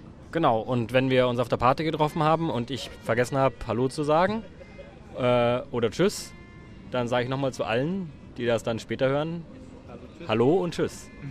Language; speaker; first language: German; native; German